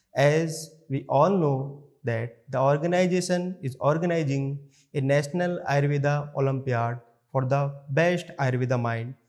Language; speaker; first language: English; non-native, local second language; Hindi